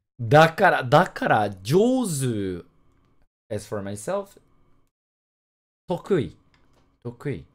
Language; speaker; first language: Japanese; non-native, learner; Portuguese